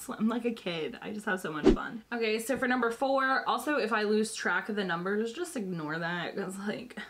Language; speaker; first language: English; native; English